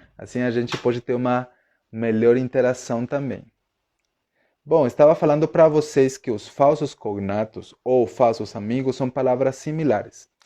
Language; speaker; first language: Portuguese; non-native, fluent; Spanish